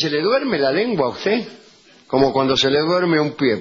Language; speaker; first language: Spanish; native; Spanish